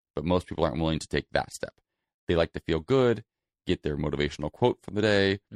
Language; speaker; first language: English; native; English